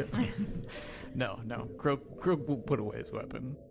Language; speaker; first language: English; native; English